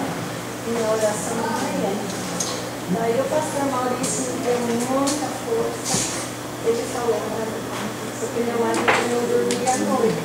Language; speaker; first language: Portuguese; non-native, fluent; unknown